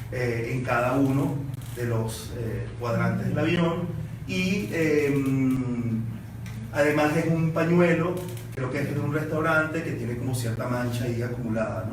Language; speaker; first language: Spanish; native; Spanish